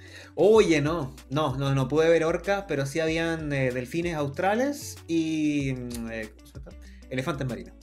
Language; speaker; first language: Spanish; native; Spanish